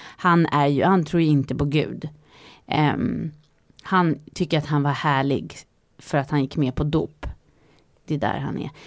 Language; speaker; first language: Swedish; native; Swedish